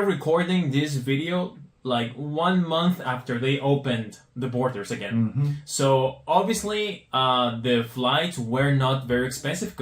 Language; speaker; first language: English; non-native, fluent; Spanish